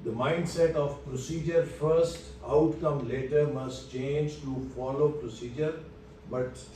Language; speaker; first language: English; non-native, local second language; Urdu